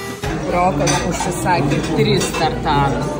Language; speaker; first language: Lithuanian; non-native, local second language; Russian